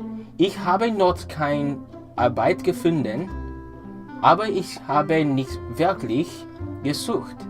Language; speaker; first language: German; non-native, learner; English